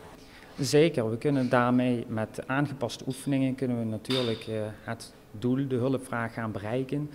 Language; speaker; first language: Dutch; native; Dutch